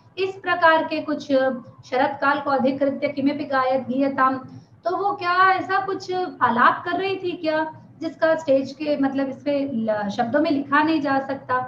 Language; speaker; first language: Hindi; non-native, local second language; Telugu